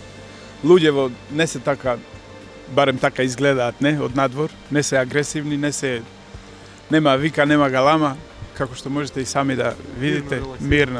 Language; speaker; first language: Macedonian; non-native, local second language; Albanian